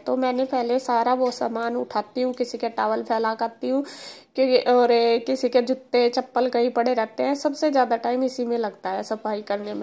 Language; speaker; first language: Hindi; native; Hindi